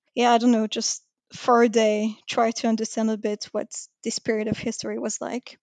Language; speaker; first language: English; non-native, fluent; French